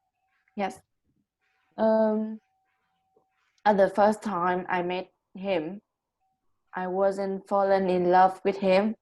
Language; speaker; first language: English; non-native, learner; Vietnamese